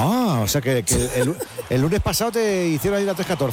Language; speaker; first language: Spanish; native; Spanish